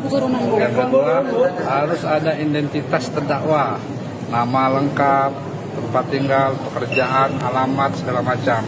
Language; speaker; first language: Indonesian; native; Indonesian